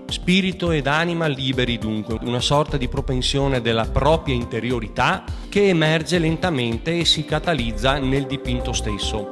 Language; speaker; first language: Italian; native; Italian